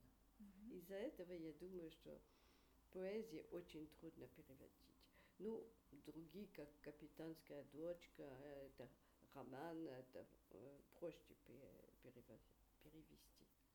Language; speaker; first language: Russian; early bilingual, heritage; Russian